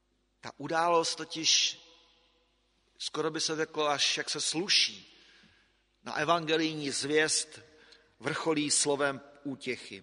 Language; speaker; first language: Czech; native; Czech